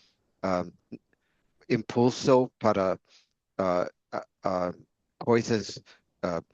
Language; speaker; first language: Portuguese; non-native, learner; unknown